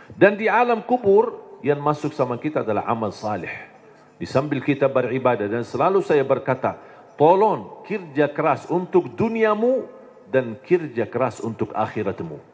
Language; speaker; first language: Indonesian; non-native, fluent; Arabic